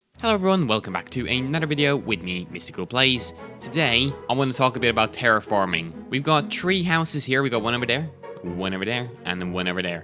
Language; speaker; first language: English; native; English